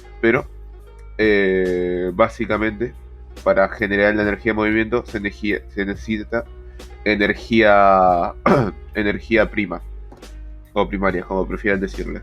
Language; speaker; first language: Spanish; native; Spanish